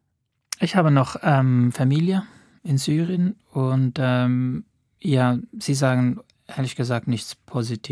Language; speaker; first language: German; non-native, fluent; Arabic